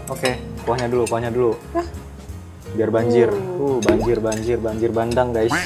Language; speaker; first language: Indonesian; native; Indonesian